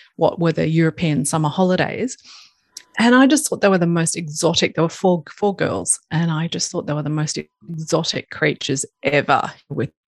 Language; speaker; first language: English; native; English